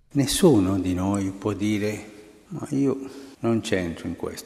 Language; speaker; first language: Italian; non-native, fluent; Spanish